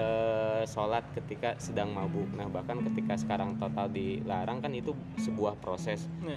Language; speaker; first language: Indonesian; native; Indonesian